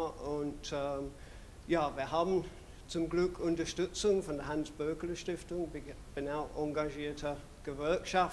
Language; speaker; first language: German; non-native, fluent; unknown